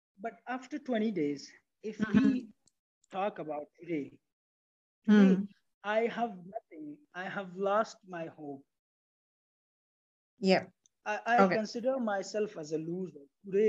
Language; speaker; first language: English; non-native, fluent; Pashto